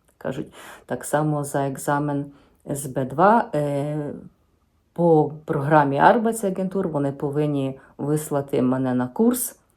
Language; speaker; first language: Ukrainian; native; Ukrainian